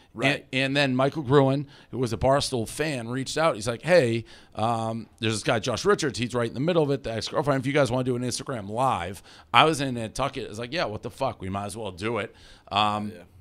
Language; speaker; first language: English; native; English